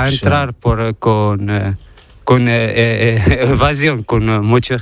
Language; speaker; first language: Spanish; non-native, learner; Arabic